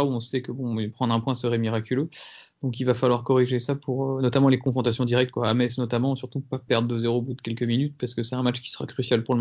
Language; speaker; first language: French; native; French